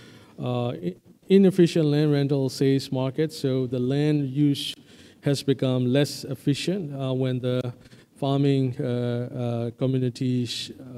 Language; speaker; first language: English; non-native, fluent; Burmese